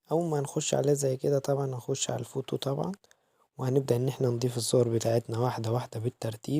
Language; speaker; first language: Arabic; native; Arabic